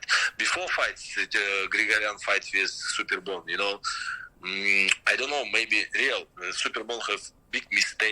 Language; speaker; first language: English; non-native, learner; Russian